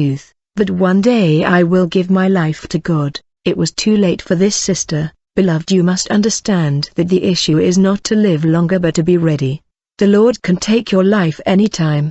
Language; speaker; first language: English; non-native, fluent; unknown